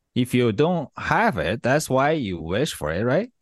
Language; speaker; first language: English; non-native, fluent; Chinese